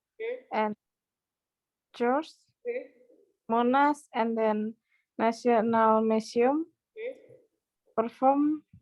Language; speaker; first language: English; non-native, learner; Indonesian